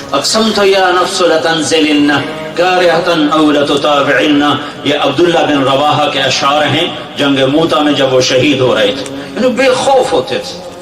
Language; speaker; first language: Urdu; non-native, local second language; Punjabi